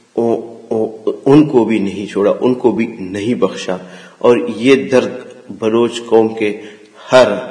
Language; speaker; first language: Urdu; non-native, local second language; Baluchi